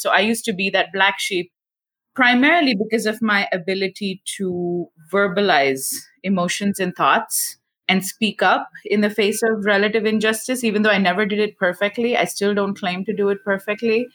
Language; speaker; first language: English; non-native, local second language; Gujarati